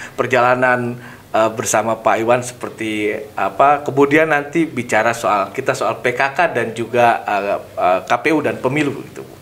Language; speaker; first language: Indonesian; native; Indonesian